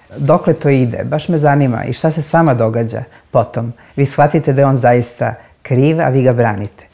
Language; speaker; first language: Serbian; native; Serbian